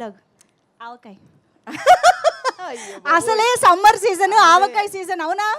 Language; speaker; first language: Telugu; native; Telugu